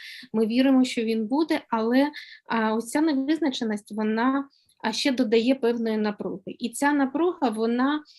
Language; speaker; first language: Ukrainian; native; Ukrainian